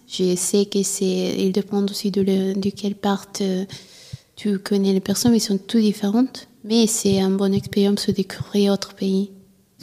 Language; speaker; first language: French; non-native, learner; Italian